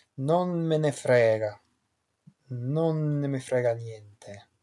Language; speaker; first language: Italian; non-native, learner; English